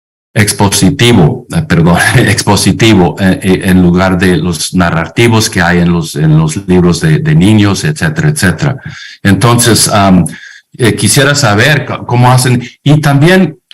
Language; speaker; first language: Spanish; non-native, fluent; English